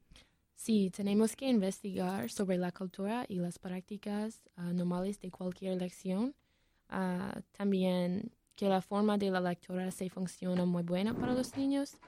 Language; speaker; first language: Spanish; non-native, learner; English